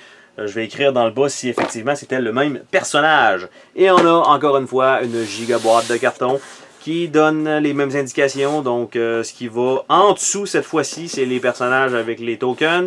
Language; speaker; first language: French; native; French